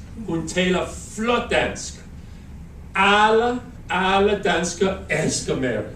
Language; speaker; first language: Danish; non-native, learner; English